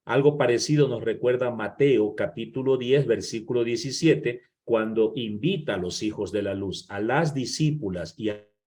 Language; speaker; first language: Spanish; native; Spanish